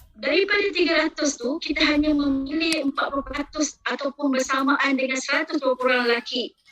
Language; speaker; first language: Malay; native; Malay